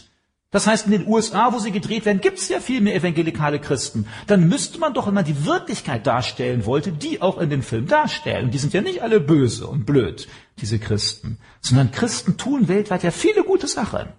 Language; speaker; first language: German; native; German